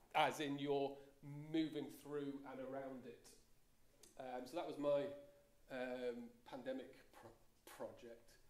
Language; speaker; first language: English; native; English